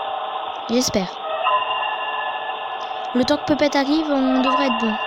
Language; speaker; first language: French; native; French